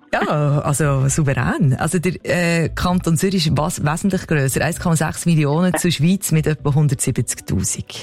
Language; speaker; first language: German; native; German